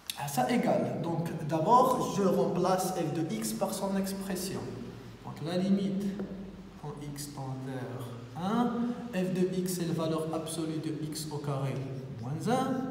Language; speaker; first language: French; non-native, local second language; Arabic